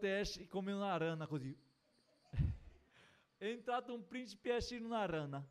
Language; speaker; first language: Italian; non-native, fluent; Portuguese